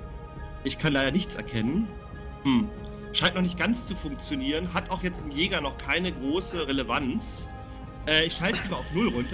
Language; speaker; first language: German; native; German